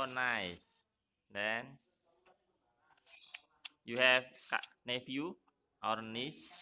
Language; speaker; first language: English; non-native, fluent; Indonesian